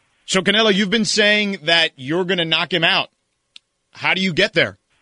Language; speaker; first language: English; early bilingual, other home language; Spanish